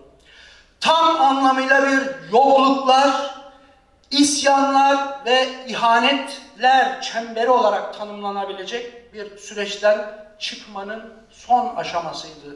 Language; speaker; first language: Turkish; native; Turkish